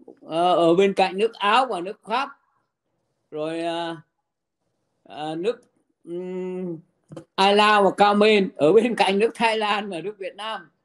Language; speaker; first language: Vietnamese; native; Vietnamese